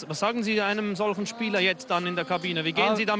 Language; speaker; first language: German; native; German